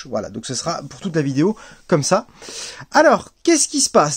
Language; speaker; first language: French; native; French